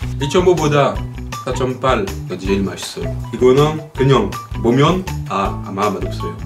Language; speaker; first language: Korean; non-native, learner; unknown